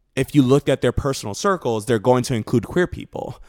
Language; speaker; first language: English; native; English